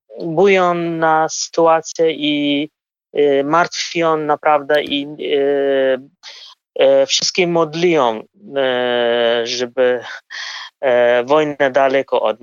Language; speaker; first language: Polish; non-native, fluent; Kurdish